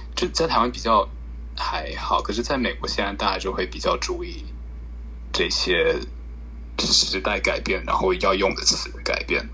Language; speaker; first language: Chinese; early bilingual, heritage; Chinese